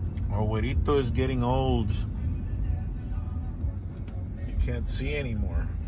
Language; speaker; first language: English; early bilingual, other home language; Spanish